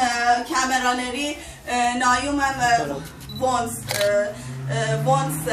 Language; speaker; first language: Armenian; non-native, learner; Persian